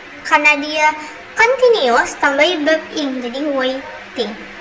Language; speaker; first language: English; non-native, learner; Indonesian